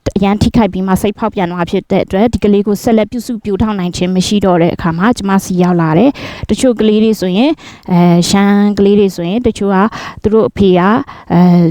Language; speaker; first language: Burmese; non-native, local second language; Shan